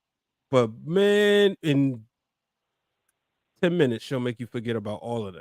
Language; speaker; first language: English; native; English